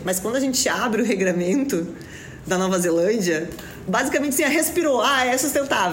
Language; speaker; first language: Portuguese; native; Portuguese